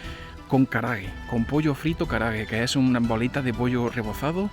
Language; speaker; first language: Spanish; native; Spanish